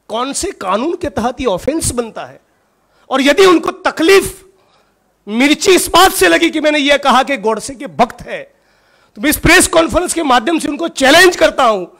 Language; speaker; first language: Hindi; non-native, local second language; Gujarati